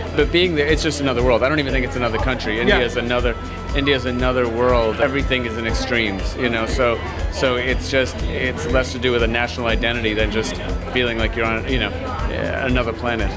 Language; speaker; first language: English; native; English